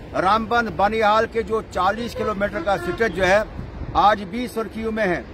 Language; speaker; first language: Hindi; native; Hindi